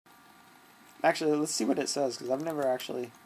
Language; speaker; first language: English; native; English